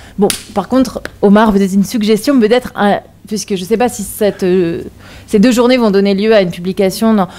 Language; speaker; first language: French; native; French